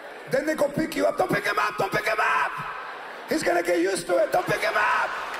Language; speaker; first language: English; early bilingual, other home language; Spanish